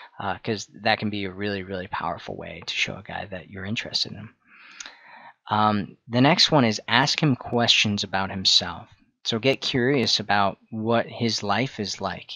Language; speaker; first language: English; native; English